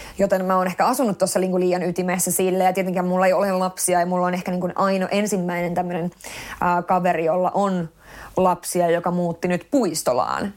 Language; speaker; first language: Finnish; early bilingual, heritage; Finnish